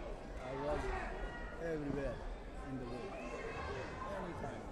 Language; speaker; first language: English; non-native, learner; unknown